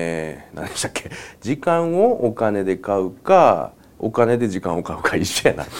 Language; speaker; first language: Japanese; native; Japanese